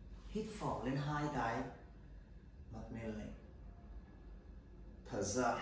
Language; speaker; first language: Vietnamese; non-native, learner; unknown